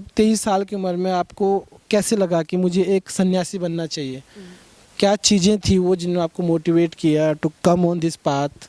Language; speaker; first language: Hindi; native; Hindi